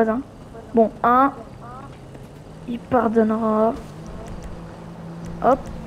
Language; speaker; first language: French; native; French